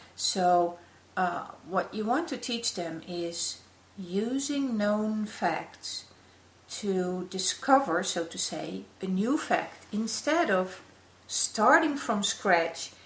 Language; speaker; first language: English; non-native, fluent; Dutch